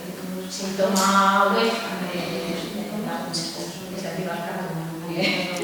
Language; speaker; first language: Basque; non-native, learner; Spanish